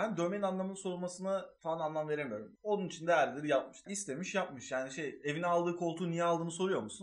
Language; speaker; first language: Turkish; native; Turkish